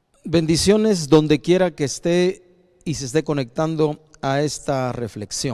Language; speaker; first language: Spanish; native; Spanish